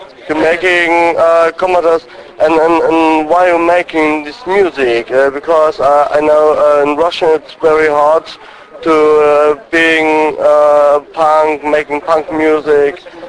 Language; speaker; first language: English; non-native, learner; German